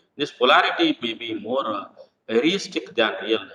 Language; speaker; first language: English; non-native, local second language; Telugu